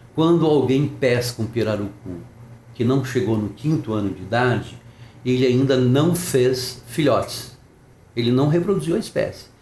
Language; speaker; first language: Portuguese; native; Portuguese